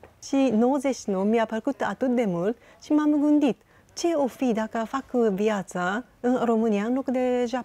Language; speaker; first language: Romanian; non-native, fluent; Japanese